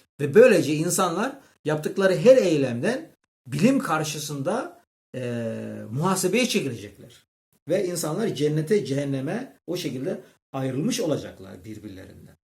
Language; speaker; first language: Turkish; early bilingual, heritage; Turkish